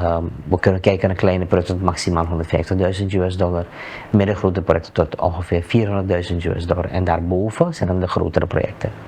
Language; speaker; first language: Dutch; native; Dutch